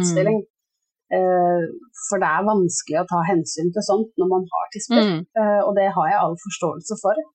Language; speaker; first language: Norwegian; native; Norwegian